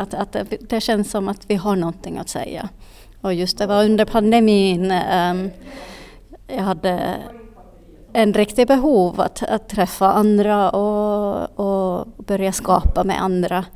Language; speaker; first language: Swedish; non-native, fluent; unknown